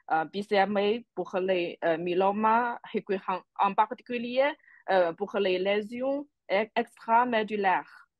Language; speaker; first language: French; non-native, fluent; Chinese